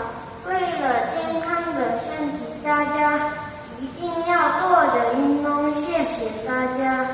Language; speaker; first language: Chinese; non-native, learner; Korean